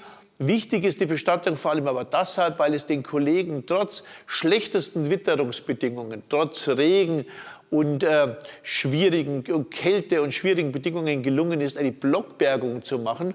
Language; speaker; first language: German; native; German